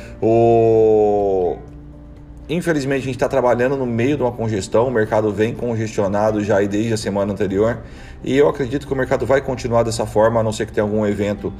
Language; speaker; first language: Portuguese; native; Portuguese